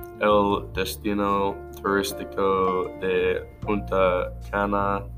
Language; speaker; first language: Spanish; non-native, learner; English